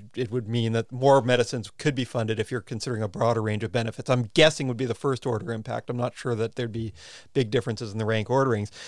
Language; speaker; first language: English; native; English